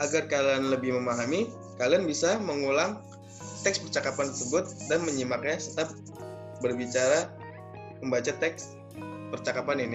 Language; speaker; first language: Indonesian; native; Indonesian